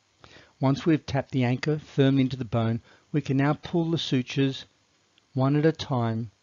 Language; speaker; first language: English; native; English